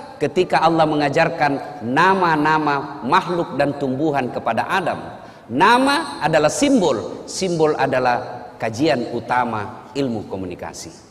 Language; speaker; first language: Indonesian; non-native, local second language; Buginese